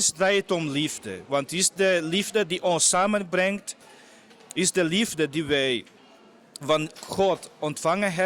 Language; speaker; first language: Dutch; non-native, fluent; Portuguese